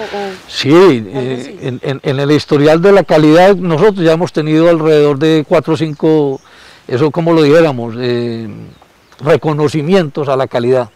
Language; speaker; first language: Spanish; native; Spanish